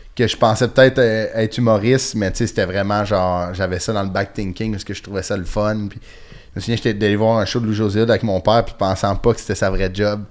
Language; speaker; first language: French; native; French